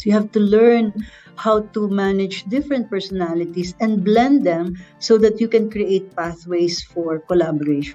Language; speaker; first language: English; non-native, local second language; Filipino